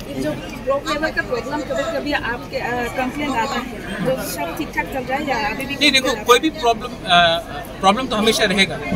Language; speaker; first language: Hindi; non-native, local second language; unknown